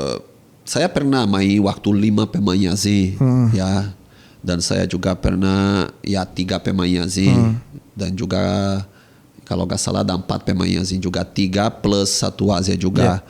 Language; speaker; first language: Indonesian; non-native, fluent; Portuguese